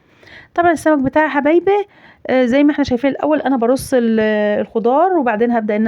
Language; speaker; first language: Arabic; native; Arabic